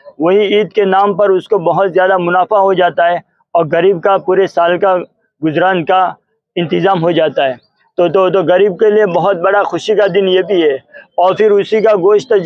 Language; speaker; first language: Urdu; non-native, local second language; Gujarati